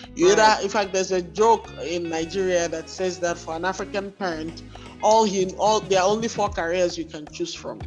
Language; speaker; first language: English; non-native, local second language; Igbo